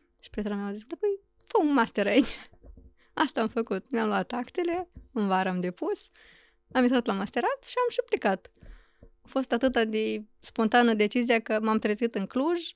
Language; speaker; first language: Romanian; native; Romanian